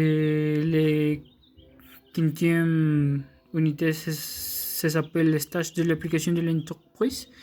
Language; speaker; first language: French; non-native, learner; Spanish